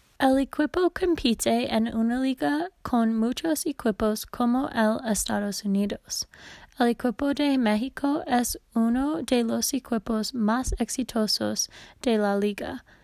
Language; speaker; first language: Spanish; non-native, learner; English